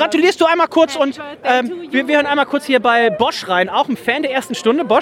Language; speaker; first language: German; native; German